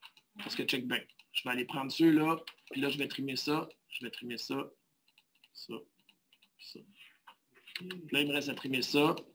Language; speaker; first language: French; native; French